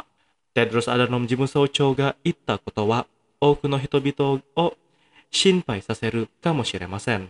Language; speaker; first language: Japanese; non-native, fluent; Indonesian